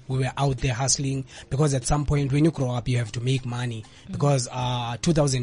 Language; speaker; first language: English; non-native, local second language; Xhosa